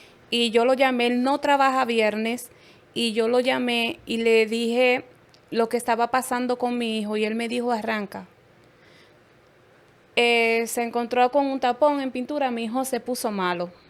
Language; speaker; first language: Spanish; native; Spanish